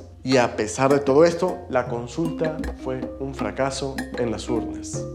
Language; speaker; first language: Spanish; native; Spanish